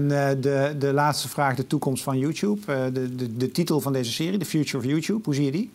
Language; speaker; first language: Dutch; native; Dutch